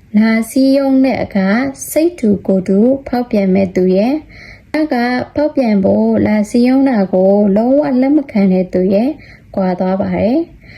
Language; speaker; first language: Burmese; non-native, local second language; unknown